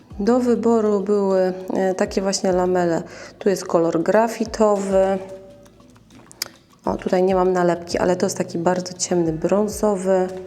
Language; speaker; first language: Polish; native; Polish